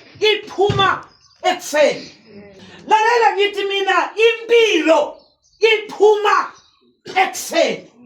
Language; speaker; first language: Zulu; non-native, local second language; Afrikaans